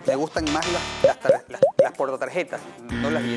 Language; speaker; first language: Spanish; native; Spanish